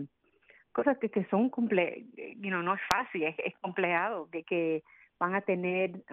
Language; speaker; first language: Spanish; early bilingual, other home language; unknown